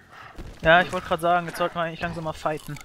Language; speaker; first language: German; native; German